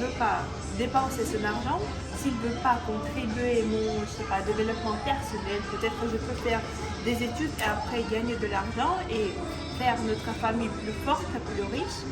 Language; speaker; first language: French; non-native, local second language; Ukrainian